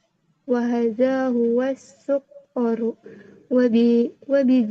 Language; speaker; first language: Arabic; non-native, learner; Indonesian